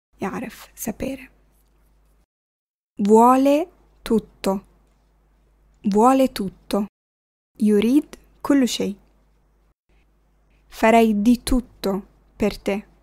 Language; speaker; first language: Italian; non-native, fluent; Arabic